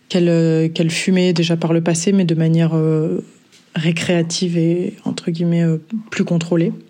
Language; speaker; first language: French; native; French